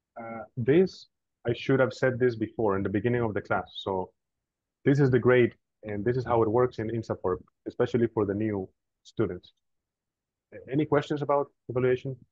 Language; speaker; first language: English; non-native, fluent; Spanish